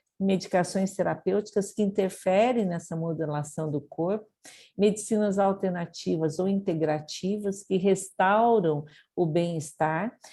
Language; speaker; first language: Portuguese; early bilingual, other home language; Japanese